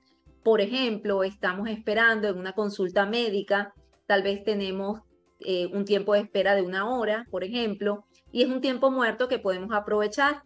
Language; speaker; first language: Spanish; native; Spanish